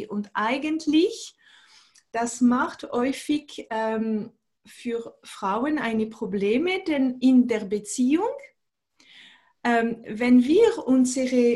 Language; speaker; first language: German; non-native, fluent; French